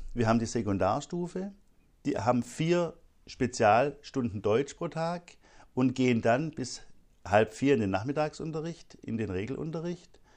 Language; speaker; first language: German; native; German